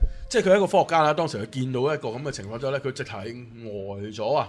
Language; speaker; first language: Cantonese; native; Cantonese